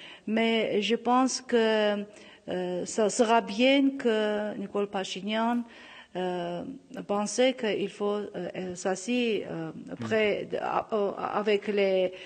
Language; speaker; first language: French; non-native, local second language; Armenian